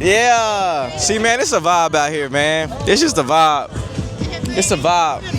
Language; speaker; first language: English; native; English